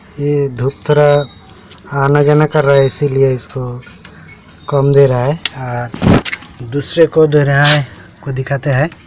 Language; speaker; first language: Hindi; non-native, local second language; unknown